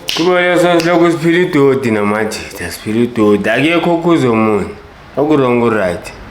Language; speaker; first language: Zulu; native; Zulu